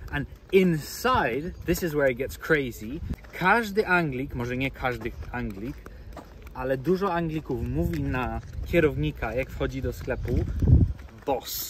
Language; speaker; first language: Polish; early bilingual, heritage; Polish